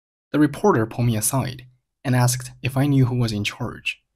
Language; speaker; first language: English; non-native, fluent; Chinese